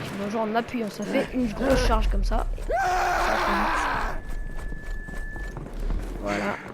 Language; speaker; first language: French; native; French